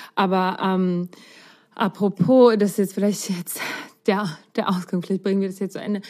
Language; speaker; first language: German; native; German